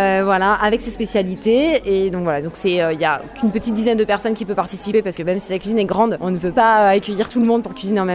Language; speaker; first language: French; native; French